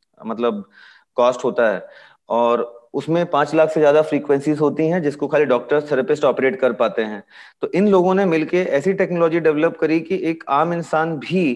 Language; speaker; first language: Hindi; native; Hindi